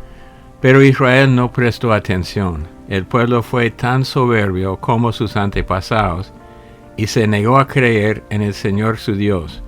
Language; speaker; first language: Spanish; native; Spanish